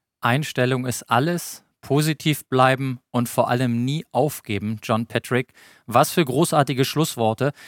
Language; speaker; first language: German; native; German